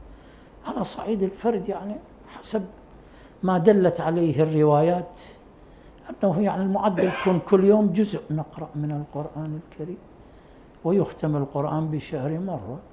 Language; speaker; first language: Arabic; native; Arabic